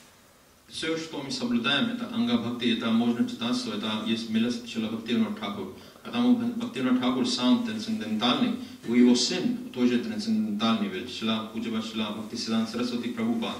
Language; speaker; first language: Russian; non-native, learner; Hindi